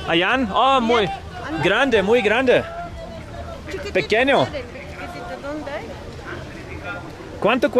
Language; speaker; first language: Spanish; non-native, learner; English